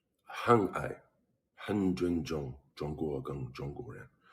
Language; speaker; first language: Chinese; non-native, learner; English